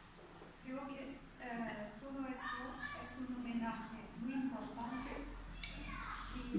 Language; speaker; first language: Spanish; non-native, fluent; French